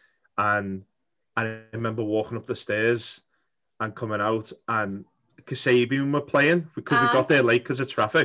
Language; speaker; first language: English; native; English